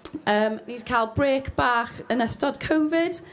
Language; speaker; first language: Welsh; non-native, learner; English